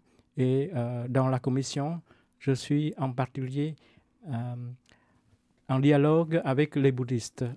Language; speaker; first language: French; non-native, fluent; Vietnamese